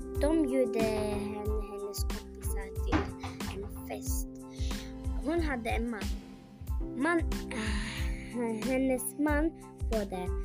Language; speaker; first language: Swedish; non-native, learner; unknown